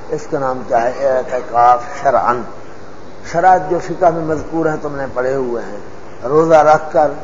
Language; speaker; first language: Urdu; non-native, local second language; Punjabi